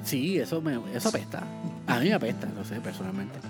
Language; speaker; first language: Spanish; native; Spanish